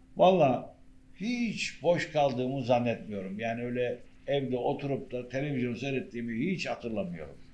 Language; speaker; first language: Turkish; native; Turkish